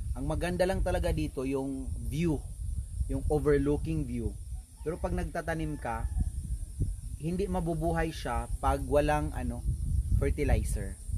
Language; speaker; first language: Filipino; non-native, local second language; Cebuano